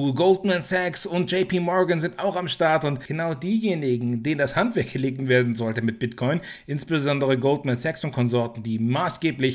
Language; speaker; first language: German; native; German